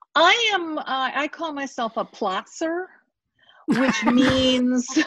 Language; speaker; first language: English; native; English